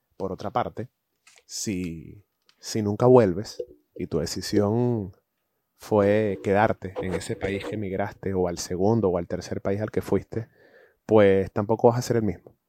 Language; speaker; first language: Spanish; native; Spanish